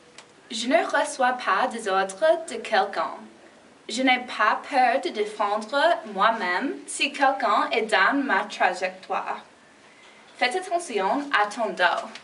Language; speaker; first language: French; non-native, learner; English